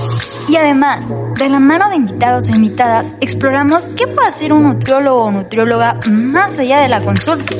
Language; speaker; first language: Spanish; native; Spanish